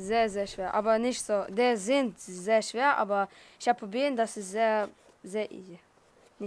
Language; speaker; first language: German; non-native, learner; Russian